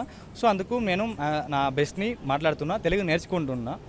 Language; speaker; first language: Telugu; early bilingual, heritage; Tamil